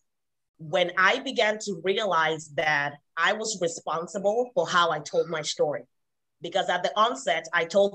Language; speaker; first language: English; non-native, local second language; Igbo